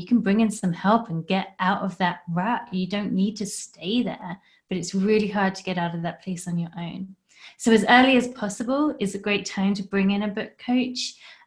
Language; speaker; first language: English; native; English